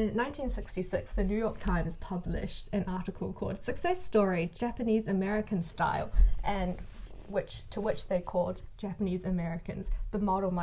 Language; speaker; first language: English; native; English